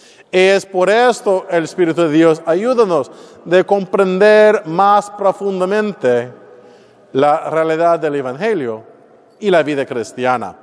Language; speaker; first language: Spanish; non-native, fluent; English